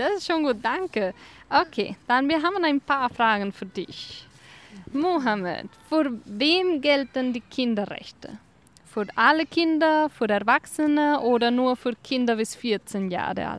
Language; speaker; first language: German; non-native, learner; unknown